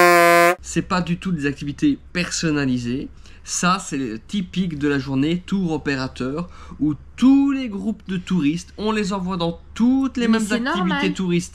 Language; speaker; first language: French; native; French